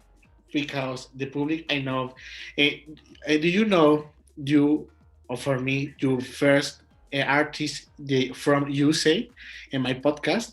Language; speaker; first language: English; non-native, learner; Spanish